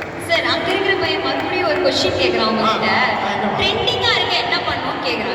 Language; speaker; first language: Tamil; native; Tamil